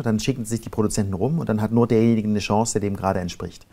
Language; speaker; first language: German; native; German